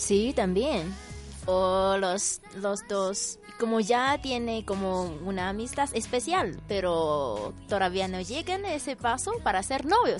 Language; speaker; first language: Spanish; non-native, fluent; Chinese